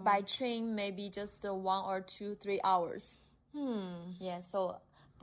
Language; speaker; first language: English; non-native, fluent; Chinese